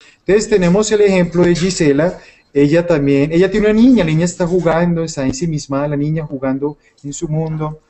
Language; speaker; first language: Spanish; native; Spanish